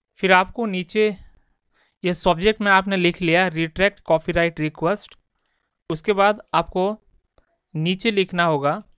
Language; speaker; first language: Hindi; non-native, local second language; Bangla